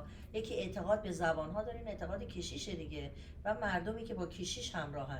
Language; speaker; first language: Persian; native; Persian